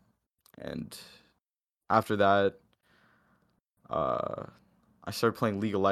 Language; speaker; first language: English; native; English